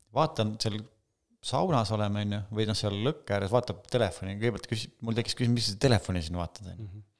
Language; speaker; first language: Estonian; native; Estonian